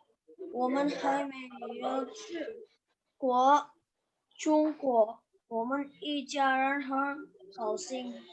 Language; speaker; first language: Chinese; non-native, learner; Indonesian